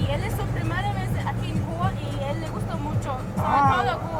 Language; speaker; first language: Spanish; non-native, learner; Mongolian